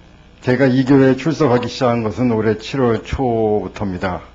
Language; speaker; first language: Korean; native; Korean